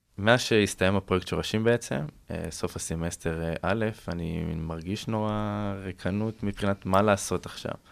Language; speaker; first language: Hebrew; native; Hebrew